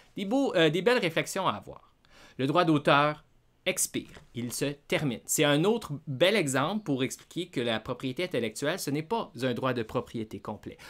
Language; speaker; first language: French; native; French